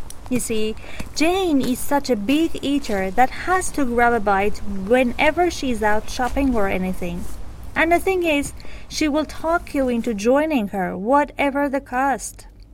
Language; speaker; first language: English; non-native, fluent; Persian